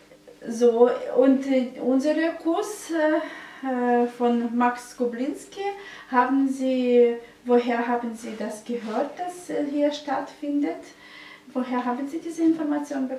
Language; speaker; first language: German; non-native, learner; Russian